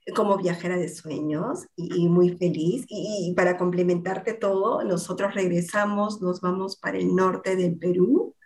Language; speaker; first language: Spanish; native; Spanish